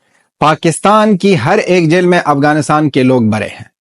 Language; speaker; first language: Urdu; non-native, fluent; Pashto